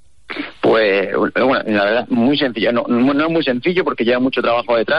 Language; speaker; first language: Spanish; native; Spanish